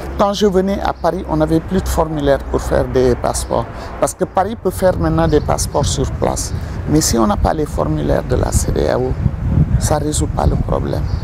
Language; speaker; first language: French; non-native, local second language; Wolof